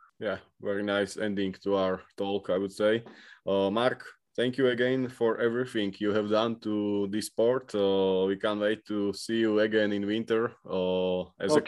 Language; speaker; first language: English; non-native, fluent; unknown